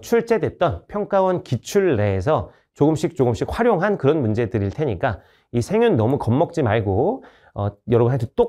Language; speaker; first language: Korean; native; Korean